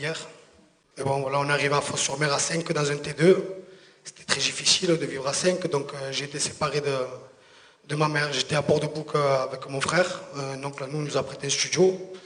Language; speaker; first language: French; native; French